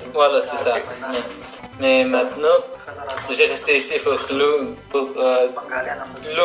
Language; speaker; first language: French; non-native, learner; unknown